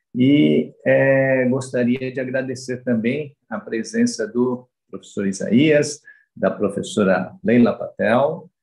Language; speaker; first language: Portuguese; native; Portuguese